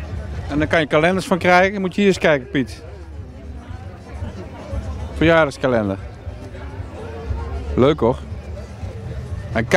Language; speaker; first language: Dutch; native; Dutch